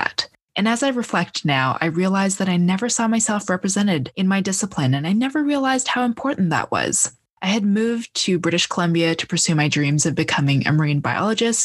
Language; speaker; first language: English; native; English